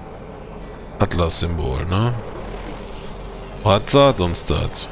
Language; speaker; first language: German; native; German